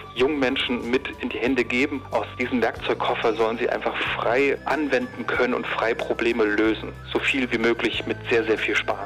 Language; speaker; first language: German; native; German